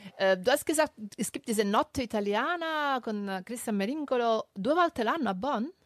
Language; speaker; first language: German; non-native, fluent; Italian